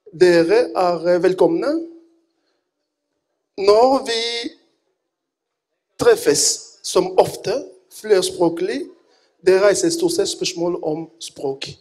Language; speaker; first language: Norwegian; non-native, fluent; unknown